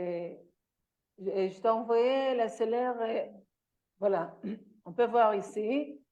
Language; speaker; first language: French; non-native, learner; Hebrew